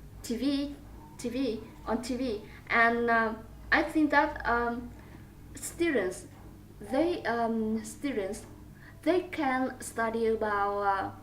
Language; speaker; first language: English; non-native, learner; Vietnamese